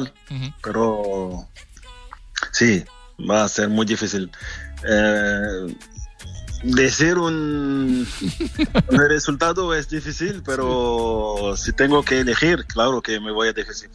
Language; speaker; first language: Spanish; non-native, fluent; French